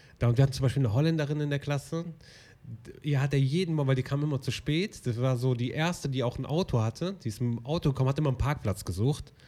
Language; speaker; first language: German; early bilingual, other home language; Arabic